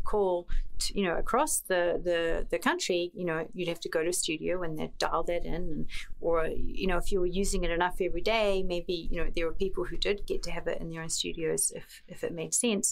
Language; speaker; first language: English; native; English